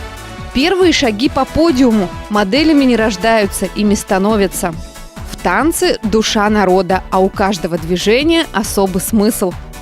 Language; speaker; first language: Russian; native; Russian